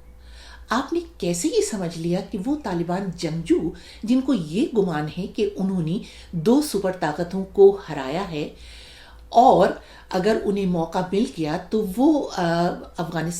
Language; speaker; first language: Urdu; native; Urdu